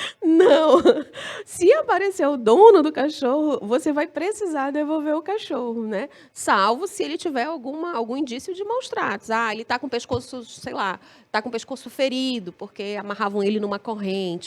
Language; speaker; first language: Portuguese; native; Portuguese